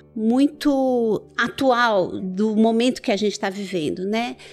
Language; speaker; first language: Portuguese; early bilingual, other home language; Persian